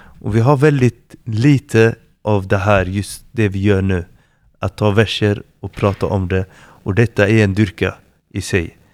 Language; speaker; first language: Swedish; non-native, fluent; Arabic